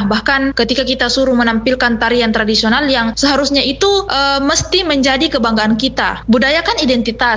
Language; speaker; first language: Indonesian; native; Indonesian